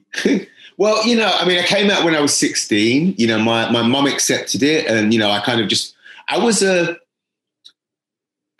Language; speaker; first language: English; native; English